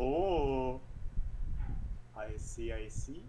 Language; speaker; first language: English; non-native, learner; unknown